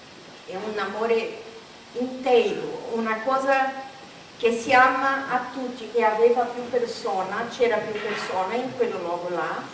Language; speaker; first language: Italian; non-native, learner; Portuguese